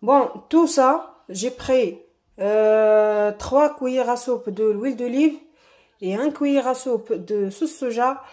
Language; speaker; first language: French; non-native, local second language; Arabic